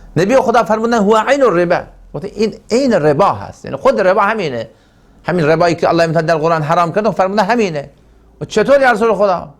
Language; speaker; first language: Persian; non-native, local second language; Turkmen